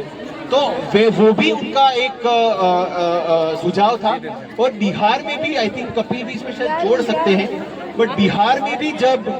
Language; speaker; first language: Hindi; native; Hindi